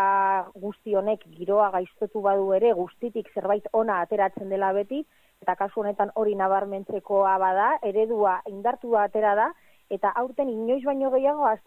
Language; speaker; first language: Basque; native; Basque